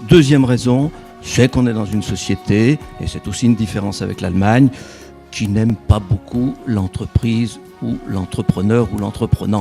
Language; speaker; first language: French; native; French